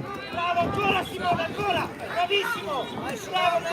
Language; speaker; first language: Italian; native; Italian